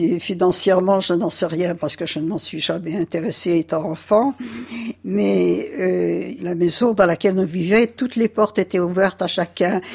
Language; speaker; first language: French; early bilingual, other home language; Yiddish